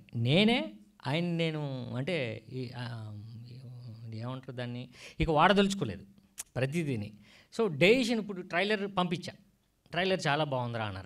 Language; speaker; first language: Telugu; native; Telugu